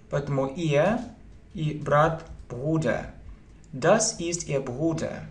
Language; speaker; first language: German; non-native, fluent; Russian